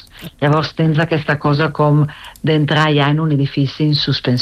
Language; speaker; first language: Catalan; non-native, fluent; Italian